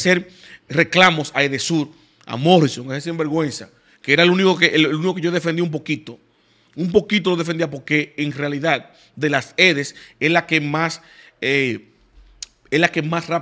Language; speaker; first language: Spanish; native; Spanish